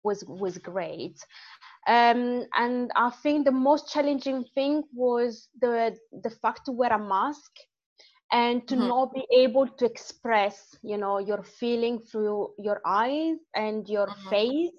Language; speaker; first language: English; non-native, fluent; Italian